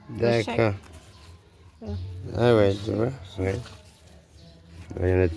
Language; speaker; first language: French; native; French